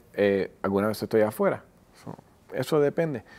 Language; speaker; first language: Spanish; early bilingual, heritage; Spanish